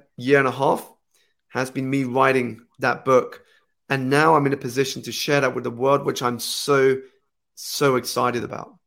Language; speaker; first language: English; native; English